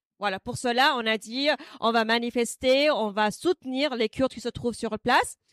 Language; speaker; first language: French; non-native, fluent; Kurdish